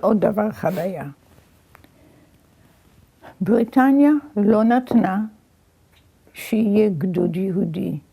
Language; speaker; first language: Hebrew; early bilingual, other home language; Yiddish